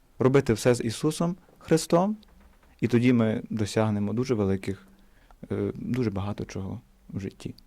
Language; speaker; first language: Ukrainian; native; Ukrainian